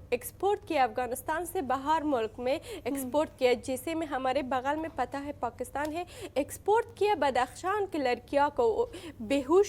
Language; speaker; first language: Hindi; non-native, learner; Persian